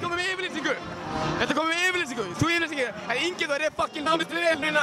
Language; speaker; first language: Icelandic; native; Icelandic